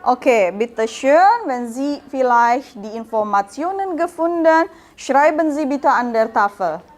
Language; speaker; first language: German; non-native, learner; Indonesian